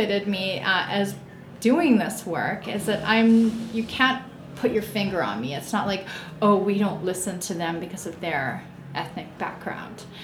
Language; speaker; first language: English; native; English